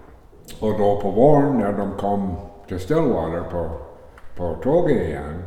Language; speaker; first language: Swedish; early bilingual, heritage; Swedish